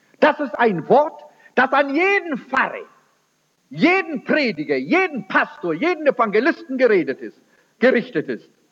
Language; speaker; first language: German; early bilingual, heritage; German